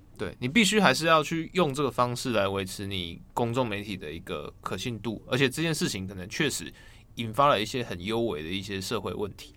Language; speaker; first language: Chinese; native; Chinese